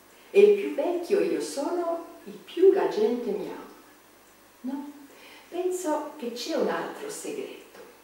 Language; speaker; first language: Italian; non-native, learner; German